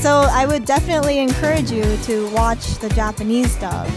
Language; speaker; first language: English; native; English